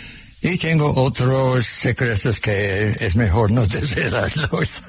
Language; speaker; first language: Spanish; non-native, fluent; English